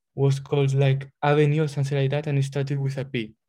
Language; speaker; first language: English; non-native, fluent; Spanish